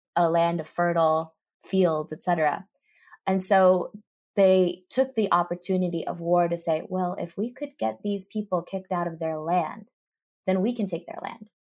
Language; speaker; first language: English; early bilingual, other home language; Japanese